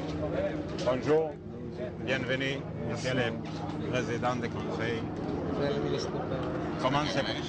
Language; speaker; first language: French; non-native, learner; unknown